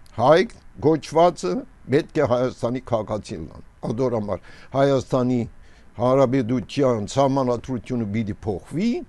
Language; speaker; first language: Armenian; early bilingual, heritage; Armenian